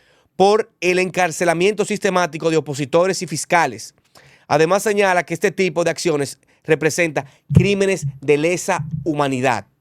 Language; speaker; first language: Spanish; native; Spanish